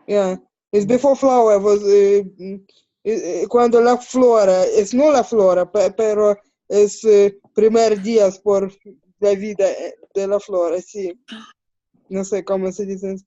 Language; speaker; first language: Spanish; non-native, learner; Ukrainian